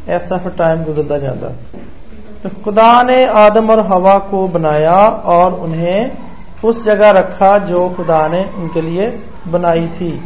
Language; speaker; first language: Urdu; non-native, local second language; Punjabi